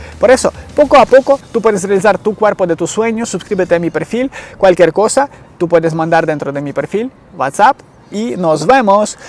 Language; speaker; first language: Spanish; non-native, learner; Ukrainian